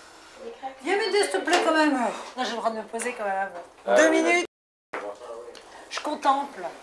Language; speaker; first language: French; native; French